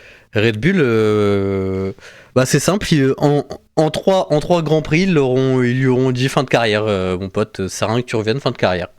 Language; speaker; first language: French; native; French